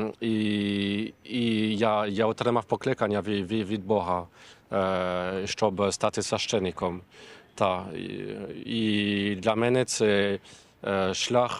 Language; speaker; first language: Ukrainian; non-native, learner; French